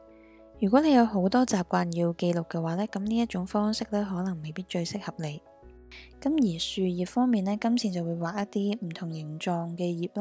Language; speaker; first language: Chinese; non-native, local second language; Cantonese